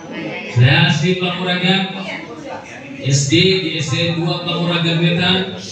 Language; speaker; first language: Indonesian; native; Indonesian